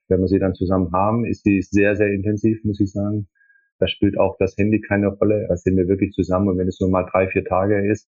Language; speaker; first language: German; early bilingual, other home language; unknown